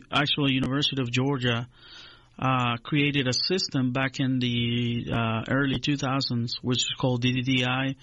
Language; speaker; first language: English; non-native, fluent; Spanish